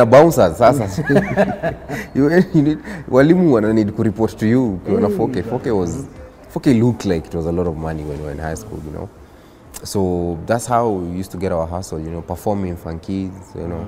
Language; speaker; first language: English; non-native, local second language; Swahili